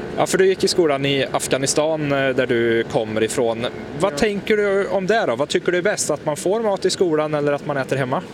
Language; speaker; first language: Swedish; native; Swedish